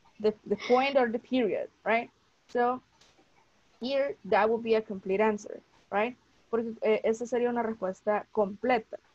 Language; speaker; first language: Spanish; native; Spanish